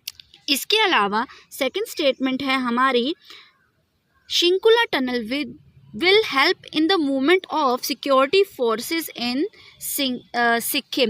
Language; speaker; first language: Hindi; native; Hindi